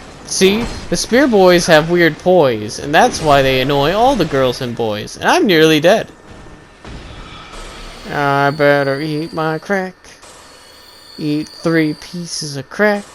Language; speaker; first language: English; native; English